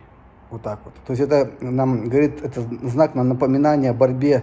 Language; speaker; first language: Russian; native; Russian